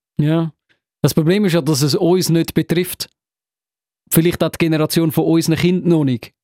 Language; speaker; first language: German; native; German